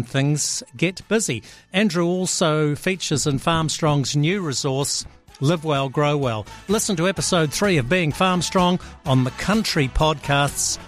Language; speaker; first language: English; native; English